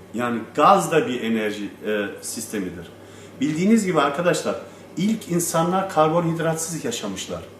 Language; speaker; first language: Turkish; early bilingual, heritage; Turkish